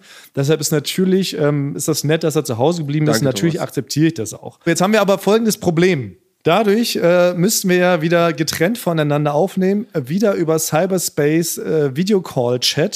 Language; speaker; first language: German; native; German